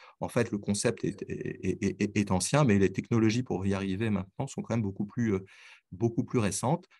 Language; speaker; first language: French; native; French